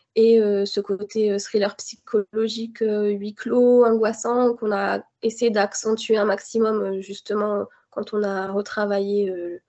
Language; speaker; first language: French; native; French